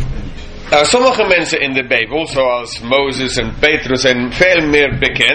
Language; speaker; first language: Dutch; non-native, fluent; English